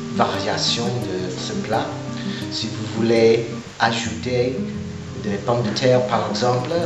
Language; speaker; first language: French; non-native, learner; English